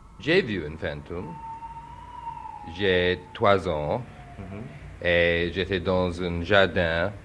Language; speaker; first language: French; non-native, learner; English